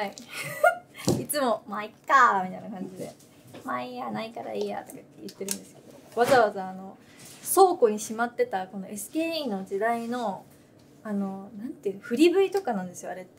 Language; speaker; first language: Japanese; native; Japanese